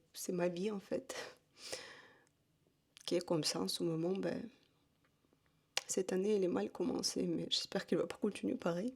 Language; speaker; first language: French; non-native, fluent; Russian